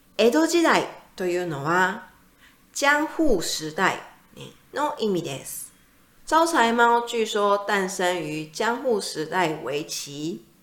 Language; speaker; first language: Japanese; native; Japanese